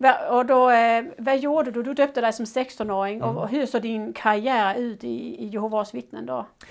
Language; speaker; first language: Swedish; non-native, fluent; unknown